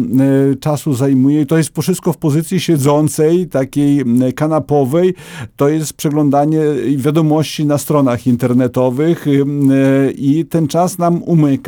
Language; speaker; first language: Polish; native; Polish